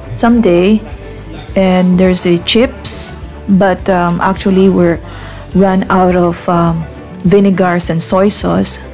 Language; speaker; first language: English; non-native, local second language; Filipino